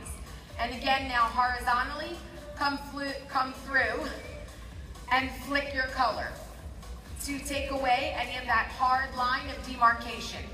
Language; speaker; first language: English; native; English